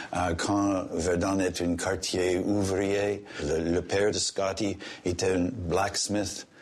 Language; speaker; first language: French; non-native, local second language; English